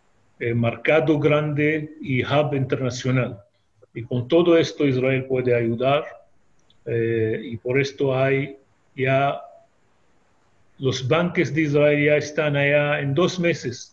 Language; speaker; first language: Spanish; non-native, fluent; Hebrew